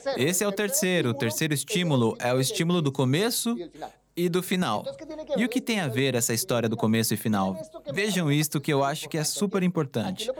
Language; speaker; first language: Portuguese; non-native, fluent; Spanish